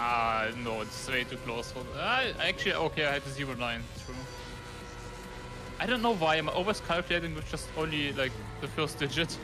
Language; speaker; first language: English; non-native, fluent; German